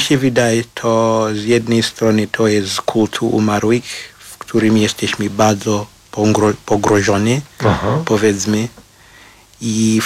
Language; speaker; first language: Polish; non-native, fluent; Shona